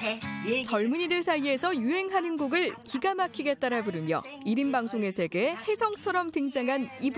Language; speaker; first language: Korean; native; Korean